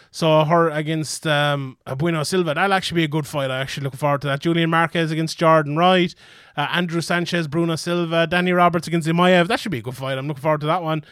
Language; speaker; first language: English; native; English